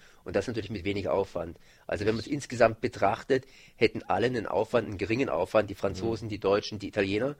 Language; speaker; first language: German; native; German